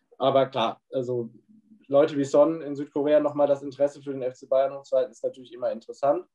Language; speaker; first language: German; native; German